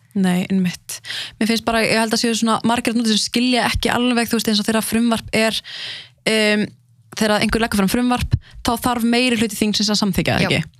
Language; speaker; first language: Icelandic; early bilingual, other home language; Arabic